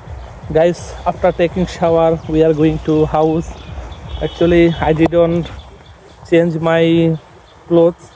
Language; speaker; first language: English; non-native, learner; Bangla